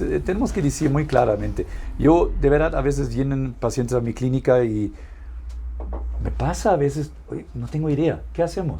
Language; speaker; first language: Spanish; non-native, fluent; German